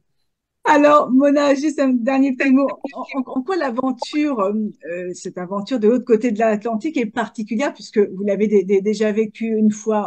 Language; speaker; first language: French; native; French